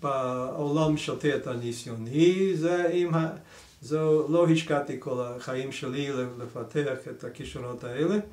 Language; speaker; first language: Hebrew; non-native, fluent; English